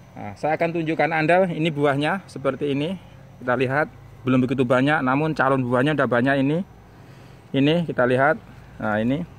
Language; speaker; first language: Indonesian; native; Indonesian